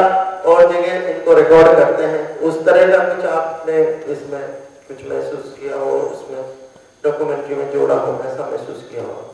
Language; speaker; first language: Hindi; native; Hindi